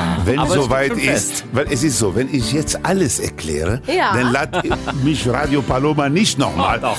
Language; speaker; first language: German; non-native, fluent; Spanish